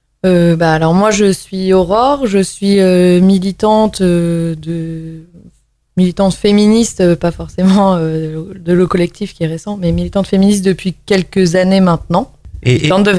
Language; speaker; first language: French; native; French